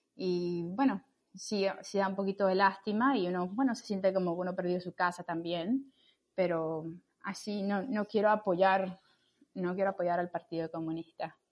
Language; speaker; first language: Spanish; native; Spanish